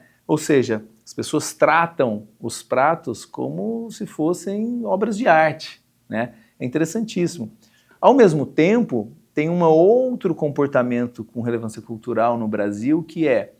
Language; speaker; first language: Portuguese; native; Portuguese